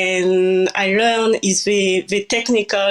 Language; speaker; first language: English; non-native, learner; French